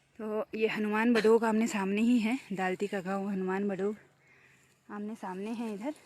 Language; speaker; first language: Hindi; non-native, local second language; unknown